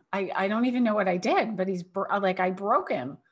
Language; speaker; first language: English; native; English